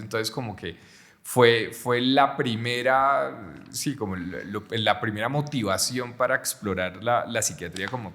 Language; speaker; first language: Spanish; native; Spanish